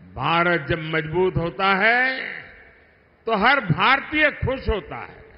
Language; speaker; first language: Hindi; non-native, local second language; Gujarati